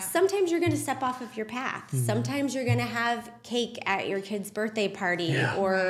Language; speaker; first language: English; native; English